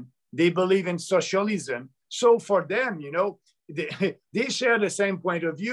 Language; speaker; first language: English; non-native, local second language; French